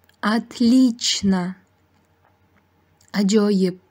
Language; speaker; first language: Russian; non-native, fluent; Uzbek